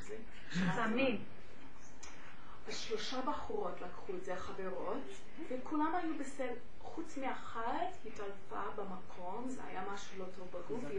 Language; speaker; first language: Hebrew; non-native, fluent; English